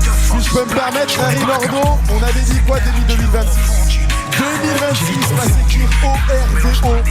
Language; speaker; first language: French; native; French